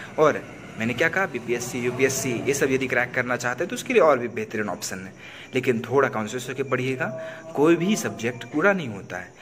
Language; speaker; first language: Hindi; native; Hindi